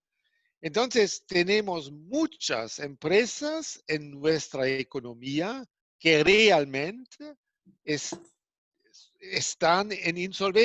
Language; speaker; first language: Spanish; non-native, fluent; German